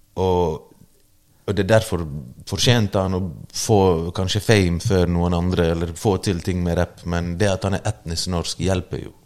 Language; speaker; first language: Norwegian; early bilingual, other home language; Bosnian